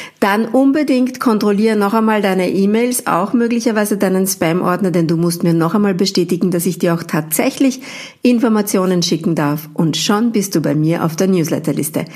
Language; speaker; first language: German; native; German